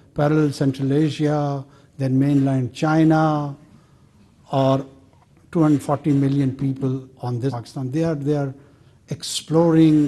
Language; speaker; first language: English; non-native, local second language; Pashto